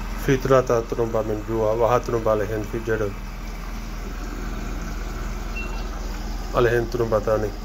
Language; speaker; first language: Arabic; non-native, learner; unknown